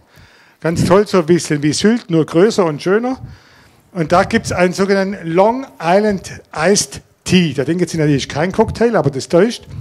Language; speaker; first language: German; native; German